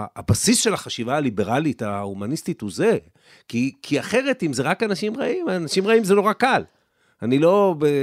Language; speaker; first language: Hebrew; native; Hebrew